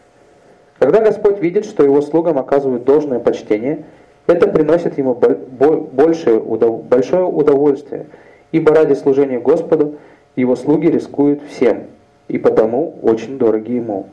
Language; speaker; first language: Russian; native; Russian